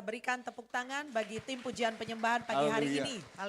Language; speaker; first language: Indonesian; native; Indonesian